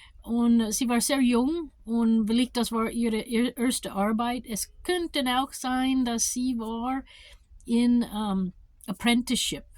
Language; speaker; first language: German; non-native, learner; English